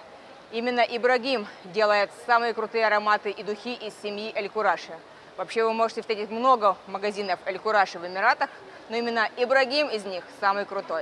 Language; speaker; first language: Russian; native; Russian